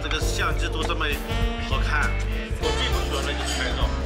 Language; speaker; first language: Chinese; native; Chinese